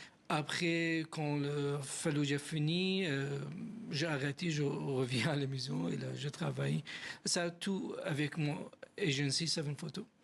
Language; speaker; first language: French; non-native, learner; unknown